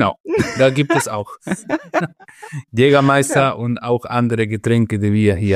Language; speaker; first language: German; non-native, fluent; Spanish